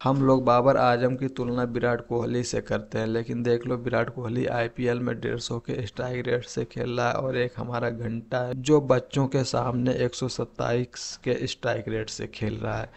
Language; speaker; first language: Hindi; native; Hindi